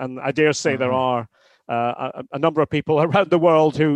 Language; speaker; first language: English; native; English